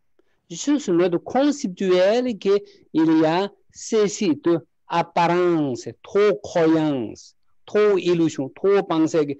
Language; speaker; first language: French; non-native, learner; Tibetan